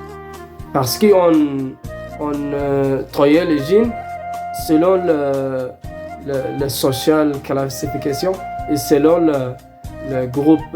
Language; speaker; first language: French; non-native, learner; Arabic